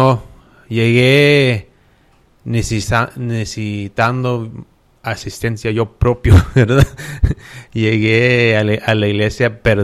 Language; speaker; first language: Spanish; non-native, fluent; English